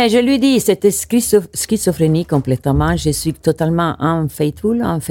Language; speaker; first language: French; non-native, learner; Italian